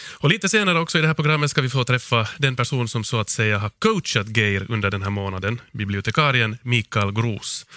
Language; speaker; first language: Swedish; native; Swedish